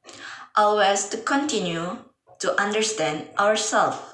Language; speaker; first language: English; non-native, learner; Indonesian